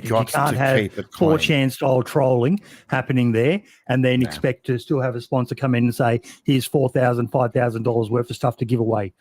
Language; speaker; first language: English; native; English